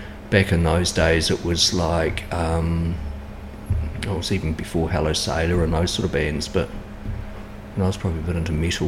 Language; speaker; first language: English; native; English